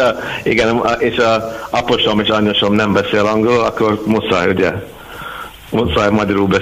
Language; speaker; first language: Hungarian; non-native, learner; English